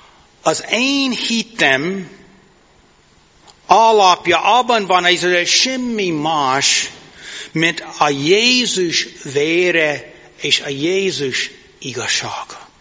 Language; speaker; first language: Hungarian; non-native, fluent; English